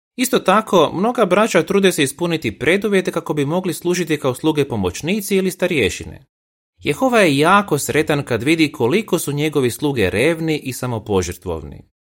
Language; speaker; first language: Croatian; native; Croatian